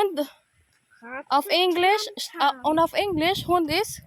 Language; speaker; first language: German; non-native, learner; Filipino